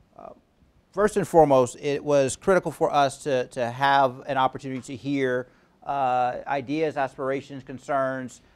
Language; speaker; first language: English; native; English